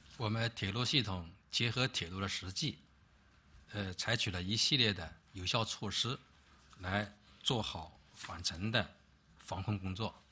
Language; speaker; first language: Chinese; native; Chinese